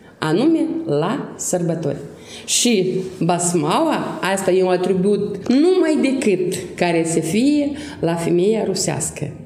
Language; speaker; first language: Romanian; non-native, local second language; Russian